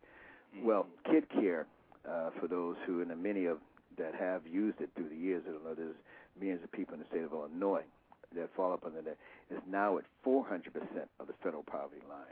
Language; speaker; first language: English; native; English